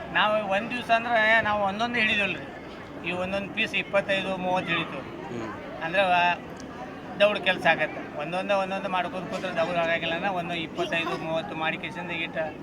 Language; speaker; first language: Kannada; native; Kannada